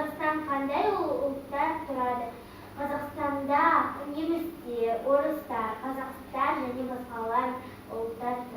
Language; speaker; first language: Kazakh; non-native, local second language; Russian